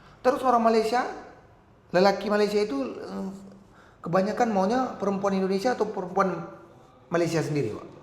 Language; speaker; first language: Indonesian; native; Indonesian